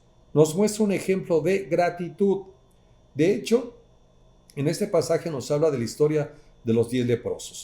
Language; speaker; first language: Spanish; native; Spanish